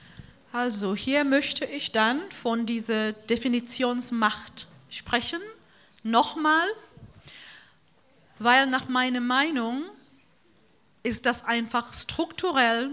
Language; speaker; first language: German; non-native, fluent; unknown